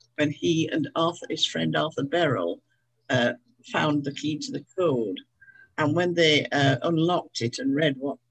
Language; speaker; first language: English; native; English